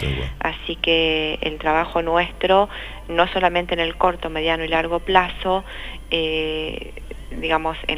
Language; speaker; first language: Spanish; native; Spanish